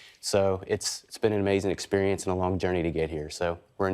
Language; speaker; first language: English; native; English